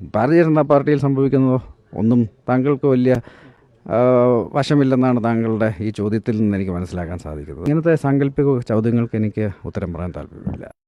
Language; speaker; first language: Malayalam; native; Malayalam